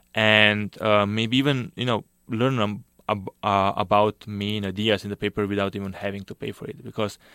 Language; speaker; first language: English; non-native, fluent; Slovenian